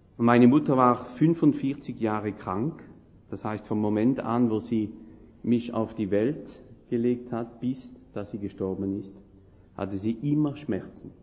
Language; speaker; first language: German; non-native, fluent; French